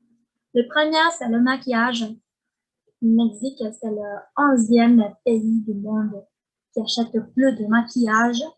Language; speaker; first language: French; non-native, learner; Spanish